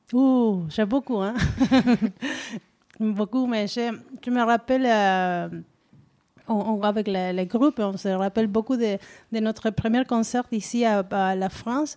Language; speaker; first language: French; non-native, learner; Spanish